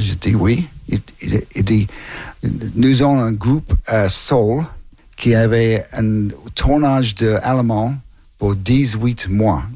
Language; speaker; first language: French; non-native, learner; English